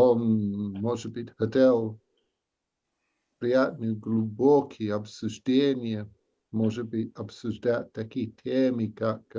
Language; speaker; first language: Russian; non-native, learner; English